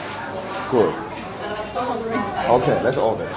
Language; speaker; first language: English; non-native, learner; Korean